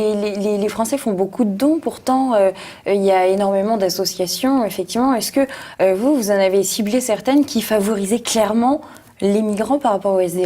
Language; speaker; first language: French; native; French